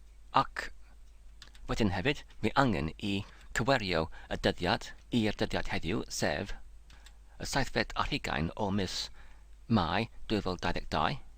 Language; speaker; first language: Welsh; non-native, learner; English